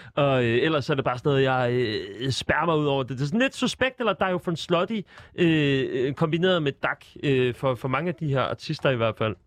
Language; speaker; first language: Danish; native; Danish